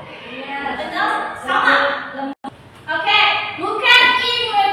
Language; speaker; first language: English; non-native, learner; Indonesian